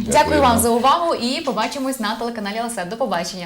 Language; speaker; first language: Ukrainian; native; Ukrainian